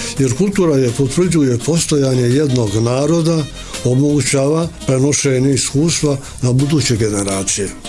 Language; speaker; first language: Bosnian; non-native, fluent; Albanian